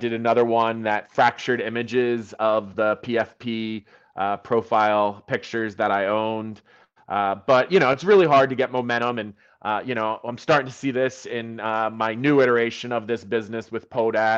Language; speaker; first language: English; native; English